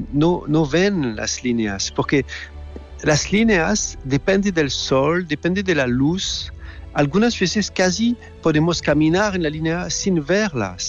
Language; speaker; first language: Spanish; non-native, fluent; French